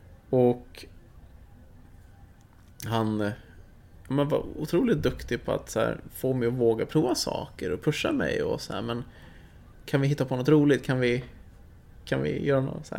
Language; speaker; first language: Swedish; native; Swedish